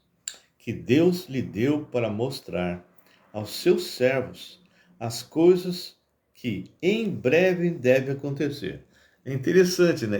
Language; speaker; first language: Portuguese; native; Portuguese